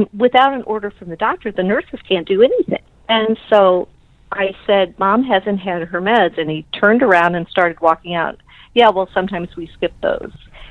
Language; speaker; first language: English; native; English